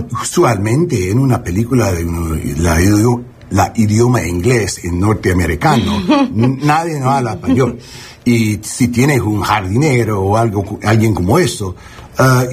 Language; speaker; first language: Spanish; early bilingual, heritage; Spanish